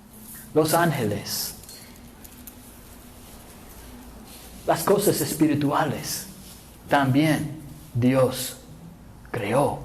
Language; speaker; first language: Spanish; non-native, fluent; English